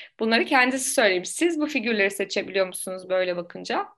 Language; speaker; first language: Turkish; native; Turkish